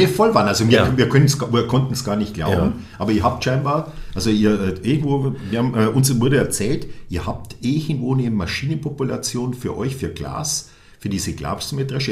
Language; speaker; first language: German; native; German